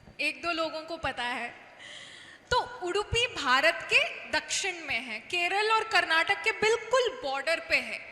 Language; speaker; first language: Hindi; non-native, local second language; Kannada